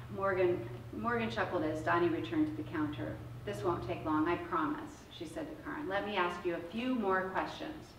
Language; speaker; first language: English; native; English